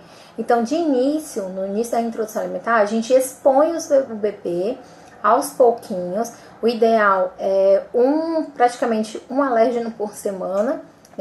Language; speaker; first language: Portuguese; native; Portuguese